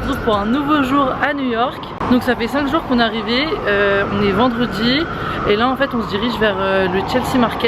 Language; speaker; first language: French; native; French